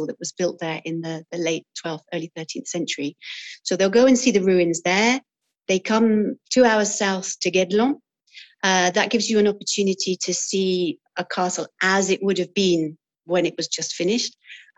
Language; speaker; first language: English; native; English